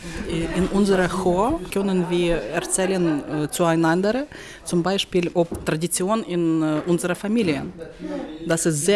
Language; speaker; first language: German; non-native, learner; Ukrainian